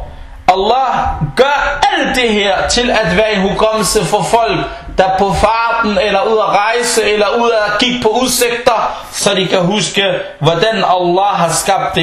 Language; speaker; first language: Danish; non-native, local second language; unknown